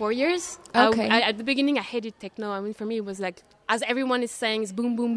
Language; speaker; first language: English; non-native, fluent; French